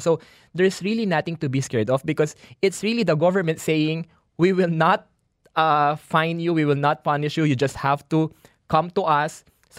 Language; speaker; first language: English; non-native, local second language; Filipino